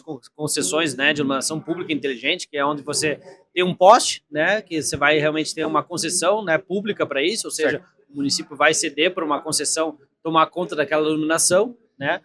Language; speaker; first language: Portuguese; native; Portuguese